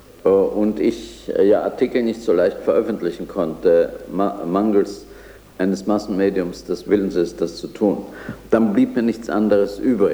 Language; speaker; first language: German; native; German